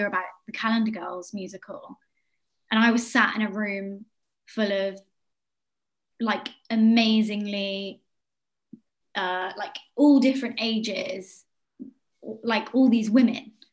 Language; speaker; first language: English; native; English